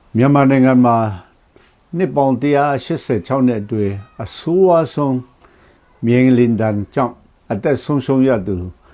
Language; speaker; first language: Burmese; non-native, local second language; Kachin